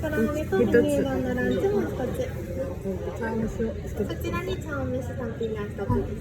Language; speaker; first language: Japanese; native; Japanese